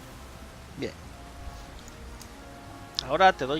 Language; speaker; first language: Spanish; native; Spanish